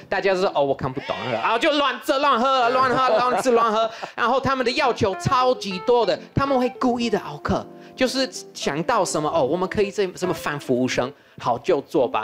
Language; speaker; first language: Chinese; non-native, fluent; English